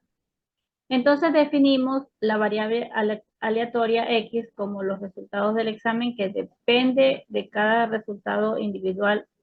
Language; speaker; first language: Spanish; native; Spanish